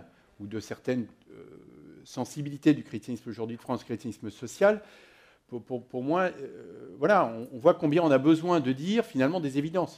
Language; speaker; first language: French; native; French